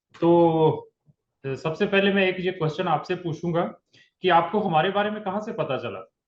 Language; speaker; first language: Hindi; non-native, local second language; Punjabi